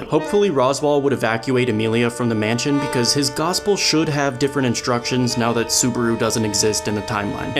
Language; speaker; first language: English; native; English